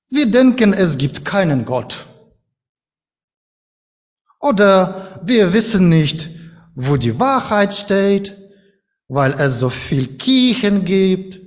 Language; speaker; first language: German; non-native, learner; Ukrainian